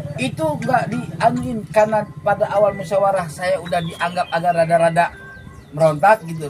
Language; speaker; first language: Indonesian; native; Indonesian